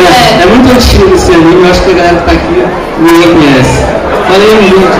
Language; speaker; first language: Portuguese; native; Portuguese